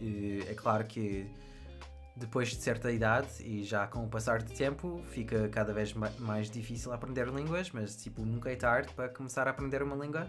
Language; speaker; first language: Portuguese; non-native, fluent; English